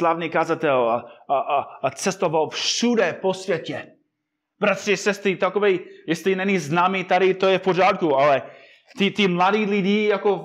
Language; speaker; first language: Czech; non-native, fluent; English